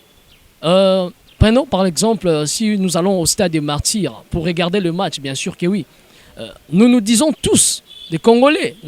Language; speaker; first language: French; non-native, local second language; Lingala